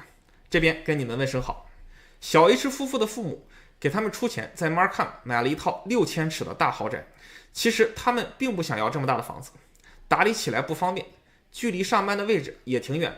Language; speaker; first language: Chinese; native; Chinese